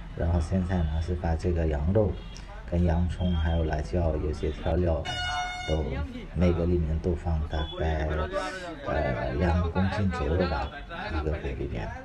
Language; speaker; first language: Chinese; non-native, fluent; Hindi